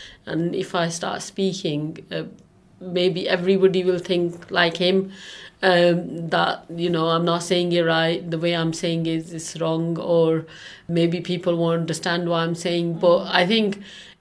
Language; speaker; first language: English; non-native, local second language; Urdu